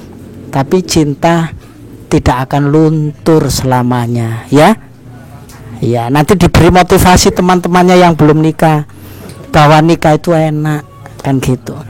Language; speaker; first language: Indonesian; native; Indonesian